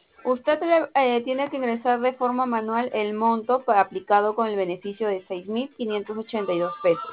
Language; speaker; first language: Spanish; native; Spanish